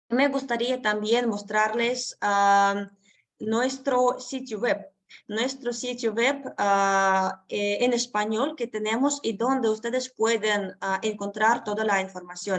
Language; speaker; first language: Spanish; non-native, fluent; Russian